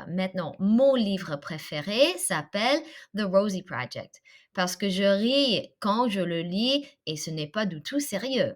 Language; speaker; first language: French; non-native, fluent; English